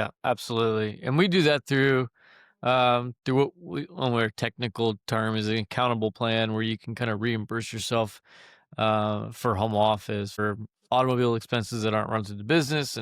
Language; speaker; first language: English; native; English